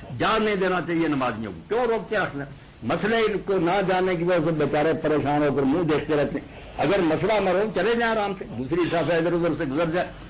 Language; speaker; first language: Urdu; non-native, local second language; Punjabi